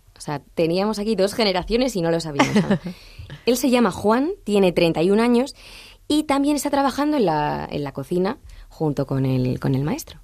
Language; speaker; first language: Spanish; native; Spanish